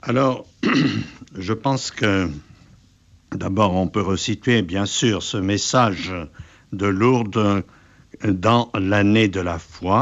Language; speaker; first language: French; native; French